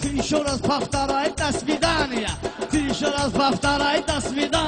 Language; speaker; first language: Russian; non-native, learner; Azerbaijani